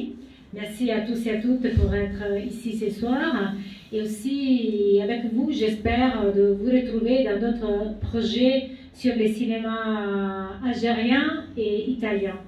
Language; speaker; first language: French; non-native, fluent; Italian